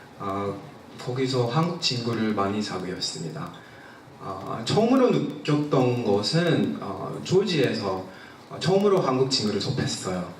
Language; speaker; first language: Korean; non-native, fluent; English